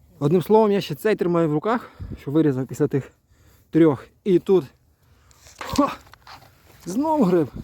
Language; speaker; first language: Ukrainian; native; Ukrainian